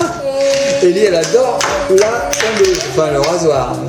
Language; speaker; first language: French; native; French